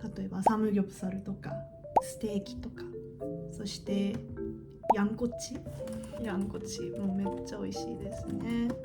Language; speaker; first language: Japanese; non-native, learner; English